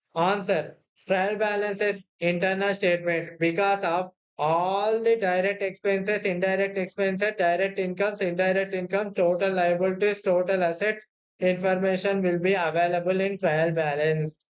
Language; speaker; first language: English; non-native, local second language; Telugu